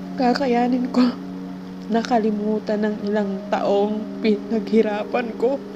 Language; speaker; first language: Filipino; non-native, local second language; Cebuano